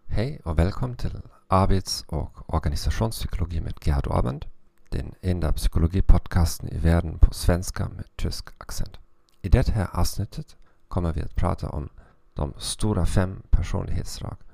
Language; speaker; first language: Swedish; non-native, fluent; German